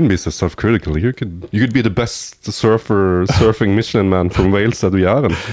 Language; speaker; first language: English; non-native, fluent; Norwegian